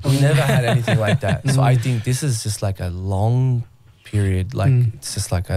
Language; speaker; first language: English; native; English